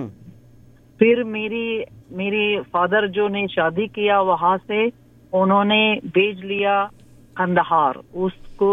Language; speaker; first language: Hindi; non-native, learner; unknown